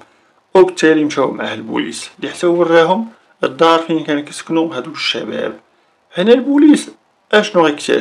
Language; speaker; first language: Arabic; native; Arabic